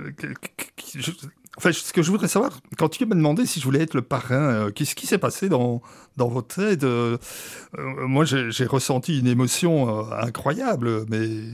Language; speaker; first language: French; native; French